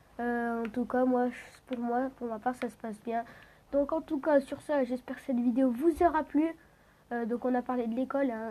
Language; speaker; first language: French; native; French